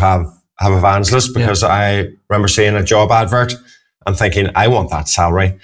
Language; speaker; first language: English; native; English